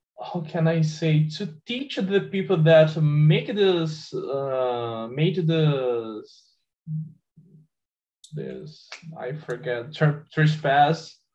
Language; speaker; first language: English; non-native, learner; Portuguese